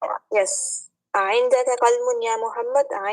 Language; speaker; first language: Arabic; non-native, learner; English